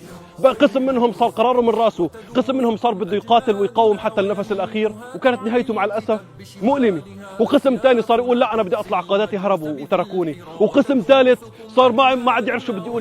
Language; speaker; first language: Arabic; native; Arabic